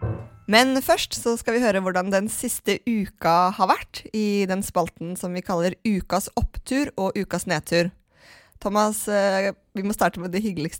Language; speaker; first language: Norwegian; native; Norwegian